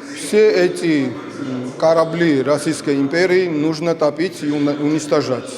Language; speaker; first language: Russian; non-native, local second language; Georgian